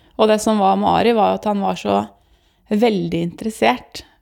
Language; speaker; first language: Norwegian; native; Norwegian